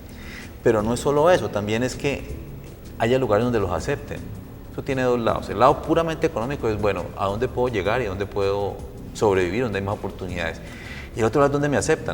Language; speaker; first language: Spanish; native; Spanish